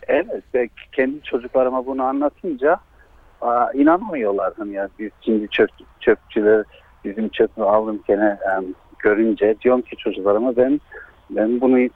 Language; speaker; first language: Turkish; early bilingual, heritage; Turkish